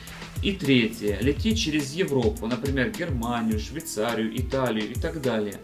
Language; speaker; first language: Russian; native; Russian